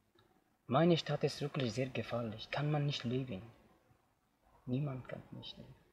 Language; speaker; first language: German; non-native, learner; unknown